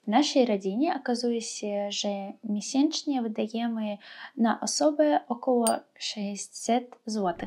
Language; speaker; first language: Polish; non-native, fluent; Russian